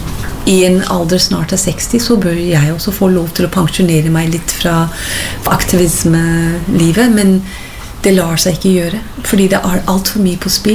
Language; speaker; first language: Norwegian; non-native, fluent; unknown